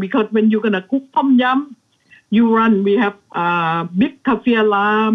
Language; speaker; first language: English; non-native, learner; Thai